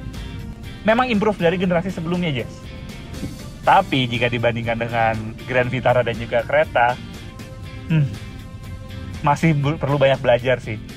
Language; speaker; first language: Indonesian; native; Indonesian